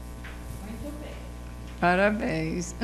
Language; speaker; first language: Portuguese; native; Portuguese